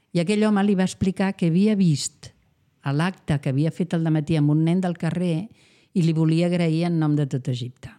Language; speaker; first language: Catalan; non-native, local second language; Spanish